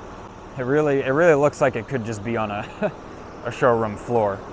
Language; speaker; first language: English; native; English